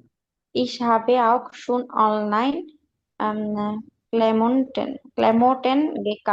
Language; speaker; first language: German; non-native, learner; Bangla